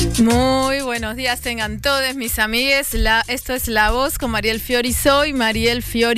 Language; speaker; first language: Spanish; native; Spanish